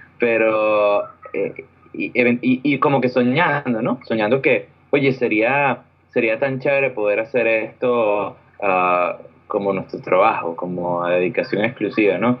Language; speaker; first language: Spanish; native; Spanish